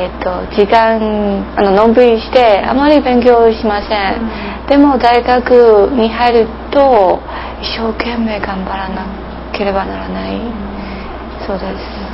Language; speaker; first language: Japanese; non-native, learner; English